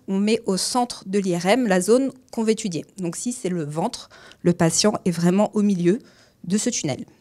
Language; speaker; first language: French; native; French